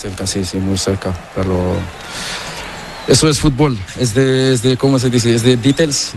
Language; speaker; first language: Spanish; non-native, learner; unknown